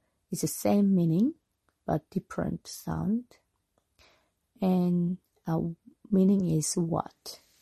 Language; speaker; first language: English; non-native, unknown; Korean